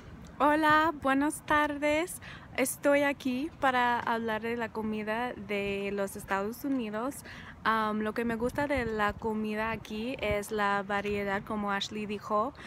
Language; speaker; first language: Spanish; non-native, learner; English